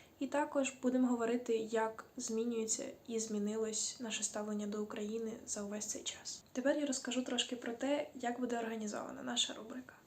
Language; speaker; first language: Ukrainian; native; Ukrainian